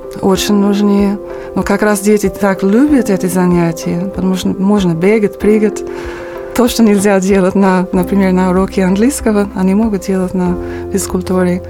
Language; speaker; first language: Russian; non-native, fluent; English